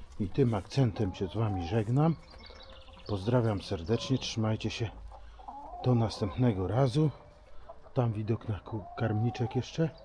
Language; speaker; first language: Polish; native; Polish